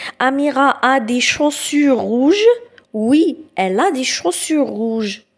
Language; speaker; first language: French; non-native, local second language; Arabic